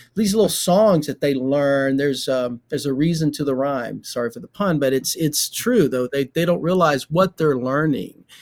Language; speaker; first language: English; native; English